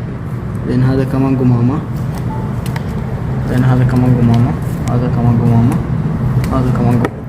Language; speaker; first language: Arabic; non-native, learner; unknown